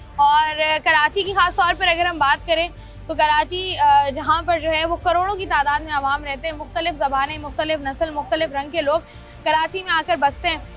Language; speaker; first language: Urdu; native; Urdu